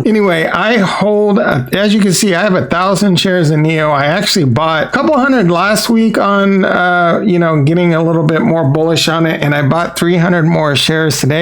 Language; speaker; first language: English; native; English